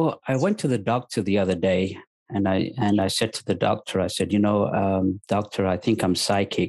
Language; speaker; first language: English; native; English